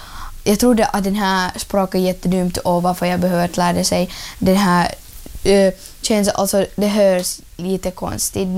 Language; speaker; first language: Swedish; non-native, learner; Ukrainian